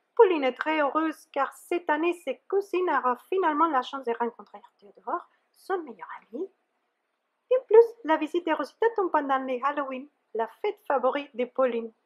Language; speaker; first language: French; non-native, fluent; Spanish